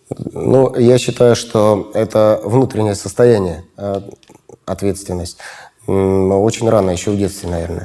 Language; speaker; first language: Russian; native; Russian